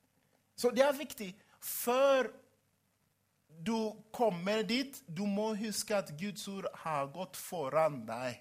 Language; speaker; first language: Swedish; non-native, fluent; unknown